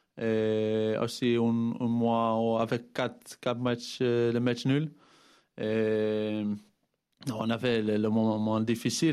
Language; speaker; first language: French; non-native, fluent; Dutch